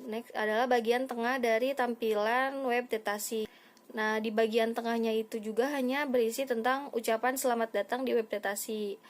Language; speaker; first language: Indonesian; native; Indonesian